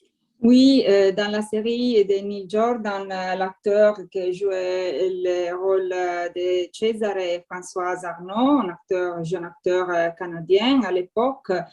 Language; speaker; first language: French; non-native, fluent; Italian